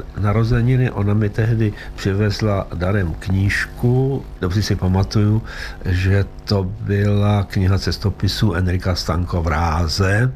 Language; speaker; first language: Czech; early bilingual, other home language; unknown